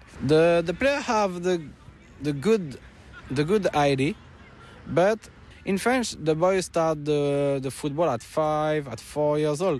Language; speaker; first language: English; non-native, learner; French